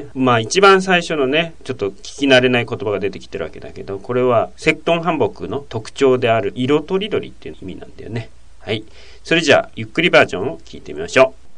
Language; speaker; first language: Japanese; native; Japanese